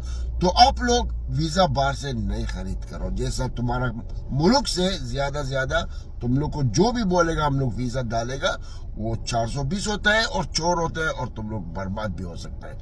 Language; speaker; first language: Hindi; non-native, fluent; Arabic